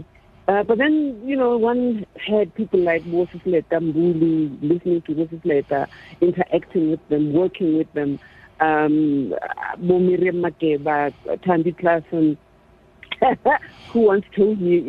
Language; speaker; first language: English; non-native, local second language; Zulu